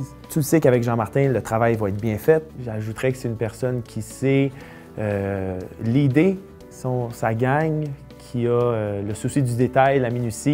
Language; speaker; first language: French; native; French